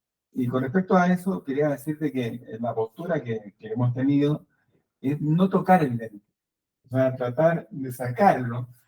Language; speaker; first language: Spanish; native; Spanish